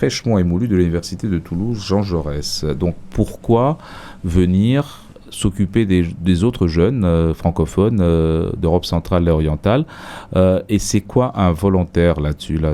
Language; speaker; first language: French; native; French